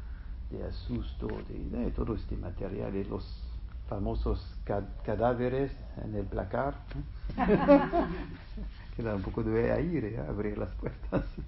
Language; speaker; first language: Spanish; non-native, fluent; French